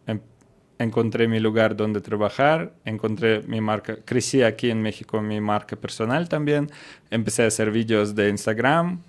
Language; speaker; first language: Spanish; non-native, learner; Russian